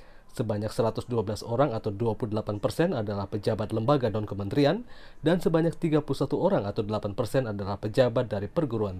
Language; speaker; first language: Indonesian; native; Indonesian